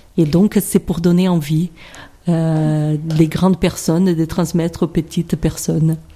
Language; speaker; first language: French; non-native, fluent; Portuguese